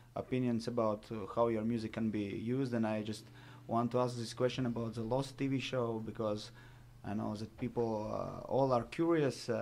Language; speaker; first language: English; non-native, fluent; Latvian